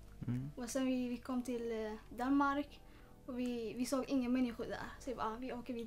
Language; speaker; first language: Swedish; non-native, learner; Tigrinya